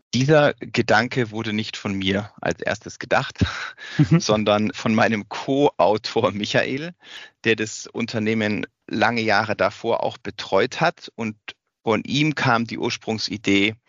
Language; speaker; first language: German; native; German